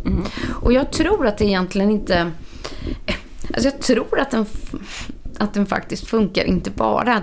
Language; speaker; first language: Swedish; native; Swedish